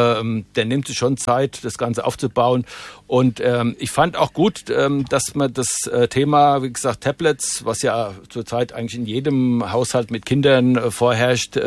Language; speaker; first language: German; native; German